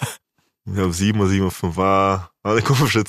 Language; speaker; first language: German; native; German